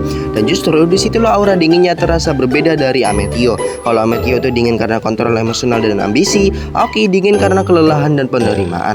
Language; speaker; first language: Indonesian; native; Indonesian